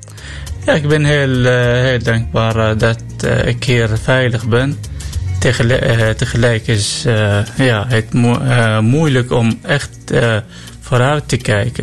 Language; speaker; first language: Dutch; non-native, learner; Arabic